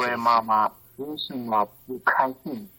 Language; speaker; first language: Chinese; non-native, learner; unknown